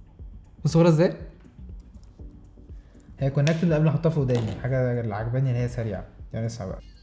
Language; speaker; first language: Arabic; native; Arabic